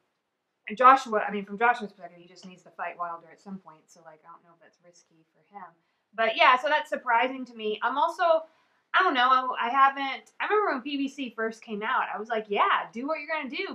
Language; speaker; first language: English; native; English